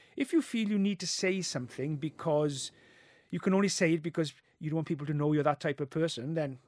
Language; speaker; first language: English; non-native, local second language; Welsh